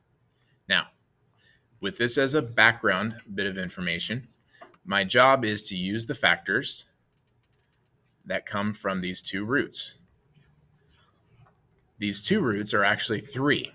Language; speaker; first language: English; native; English